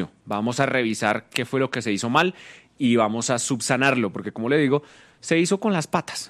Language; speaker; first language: Spanish; native; Spanish